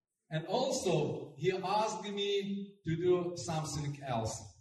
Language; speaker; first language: English; non-native, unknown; Ukrainian